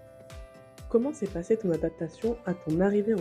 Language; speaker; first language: French; native; French